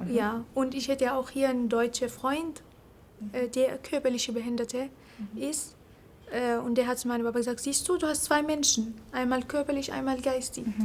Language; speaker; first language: German; non-native, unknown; Arabic